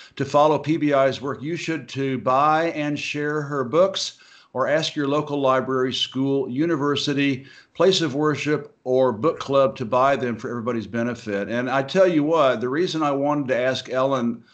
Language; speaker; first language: English; native; English